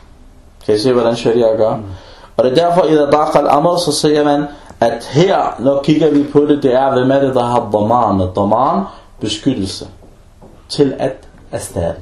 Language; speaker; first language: Danish; non-native, fluent; Arabic